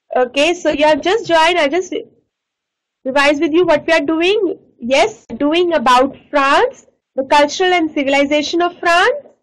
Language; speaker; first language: English; non-native, local second language; Hindi